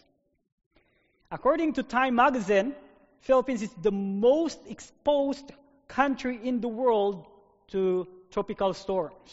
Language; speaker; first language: English; non-native, local second language; Filipino